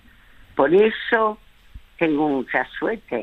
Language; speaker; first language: Spanish; early bilingual, other home language; French